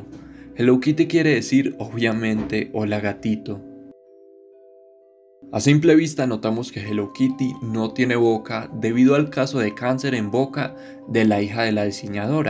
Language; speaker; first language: Spanish; native; Spanish